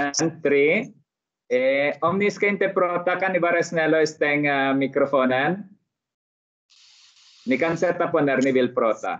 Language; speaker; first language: Swedish; non-native, fluent; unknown